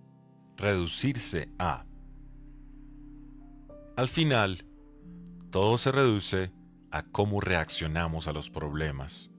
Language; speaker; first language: Spanish; native; Spanish